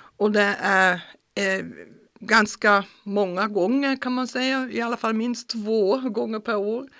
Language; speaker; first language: Swedish; non-native, fluent; German